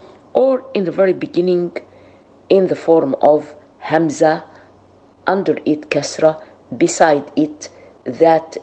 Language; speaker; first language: English; non-native, fluent; Arabic